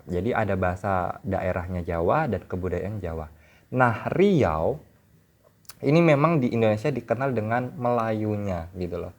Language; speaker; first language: Indonesian; native; Indonesian